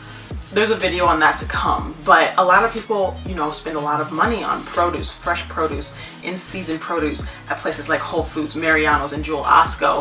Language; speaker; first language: English; native; English